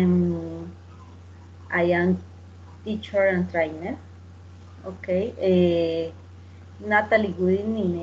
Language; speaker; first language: English; non-native, learner; Spanish